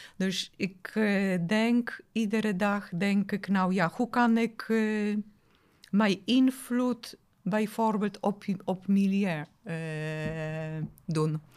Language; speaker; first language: Dutch; non-native, fluent; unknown